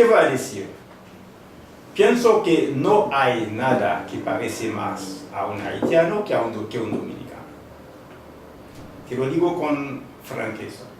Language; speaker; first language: Spanish; non-native, fluent; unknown